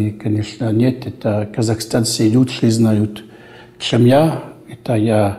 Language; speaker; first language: Russian; non-native, fluent; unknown